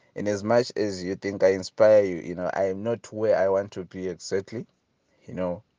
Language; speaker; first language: English; non-native, local second language; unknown